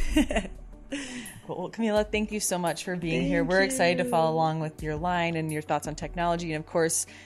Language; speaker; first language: English; non-native, fluent; Portuguese